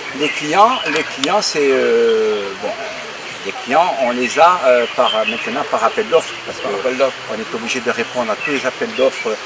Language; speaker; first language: French; native; French